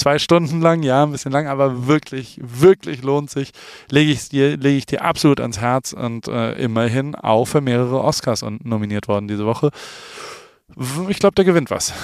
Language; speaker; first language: German; native; German